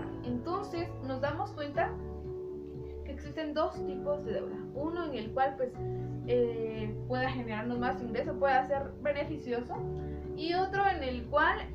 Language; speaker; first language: Spanish; native; Spanish